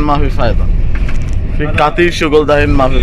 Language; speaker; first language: Arabic; non-native, learner; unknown